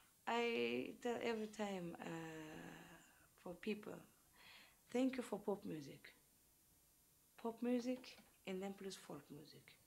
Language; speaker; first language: English; non-native, learner; Uzbek